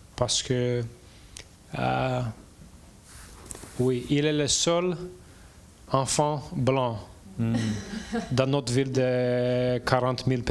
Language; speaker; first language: French; non-native, learner; English